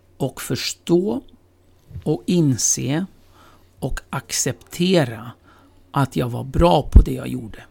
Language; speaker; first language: Swedish; early bilingual, other home language; Kurdish